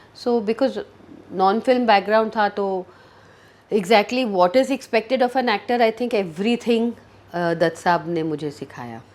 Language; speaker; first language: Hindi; early bilingual, heritage; Hindi